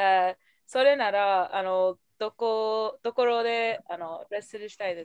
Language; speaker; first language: Japanese; non-native, fluent; English